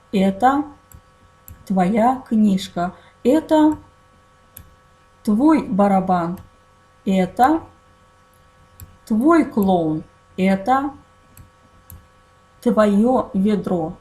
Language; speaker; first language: Russian; non-native, fluent; Azerbaijani